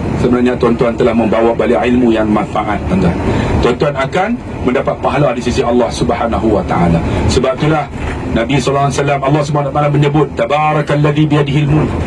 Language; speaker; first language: Malay; native; Malay